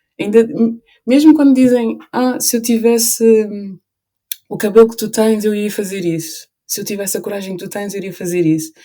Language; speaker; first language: Portuguese; early bilingual, other home language; Upper Guinea Crioulo